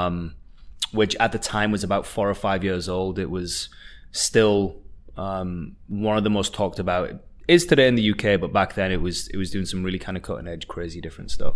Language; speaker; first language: English; native; English